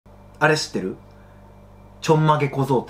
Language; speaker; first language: Japanese; native; Japanese